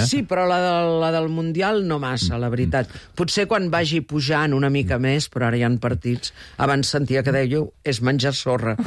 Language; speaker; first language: Catalan; early bilingual, heritage; Catalan